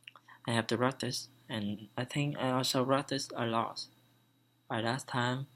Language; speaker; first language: English; non-native, learner; Vietnamese